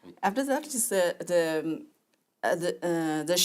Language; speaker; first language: English; non-native, learner; Chinese